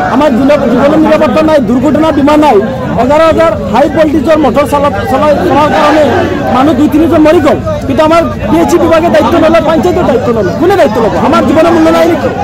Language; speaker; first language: Assamese; non-native, local second language; Bangla